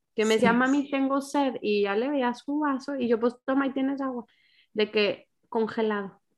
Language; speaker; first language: Spanish; native; Spanish